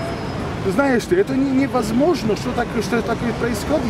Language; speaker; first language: Russian; non-native, learner; Polish